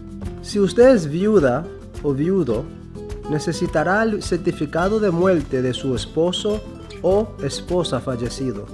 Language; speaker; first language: Spanish; early bilingual, heritage; Spanish